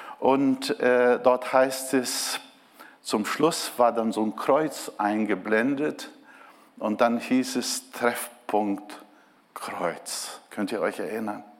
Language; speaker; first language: German; non-native, fluent; Portuguese